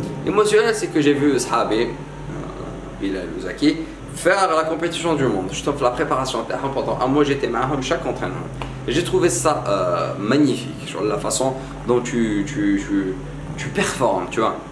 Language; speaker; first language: French; non-native, local second language; Arabic